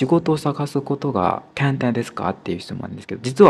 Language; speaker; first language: Japanese; non-native, fluent; Burmese